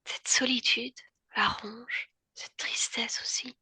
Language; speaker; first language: French; native; French